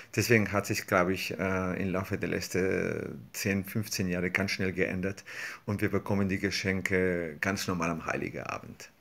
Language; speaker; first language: German; non-native, fluent; Spanish